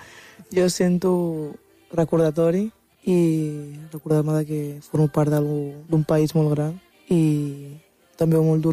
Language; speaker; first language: Catalan; non-native, local second language; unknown